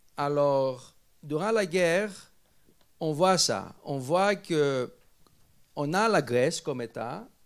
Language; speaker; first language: French; non-native, fluent; Greek